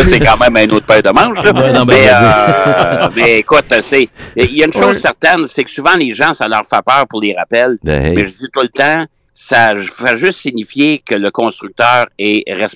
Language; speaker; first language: French; native; French